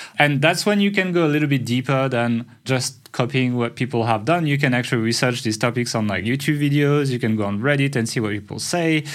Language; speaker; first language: English; non-native, fluent; French